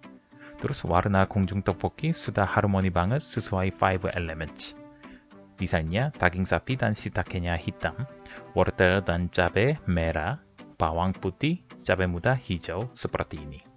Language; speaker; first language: Indonesian; non-native, fluent; Korean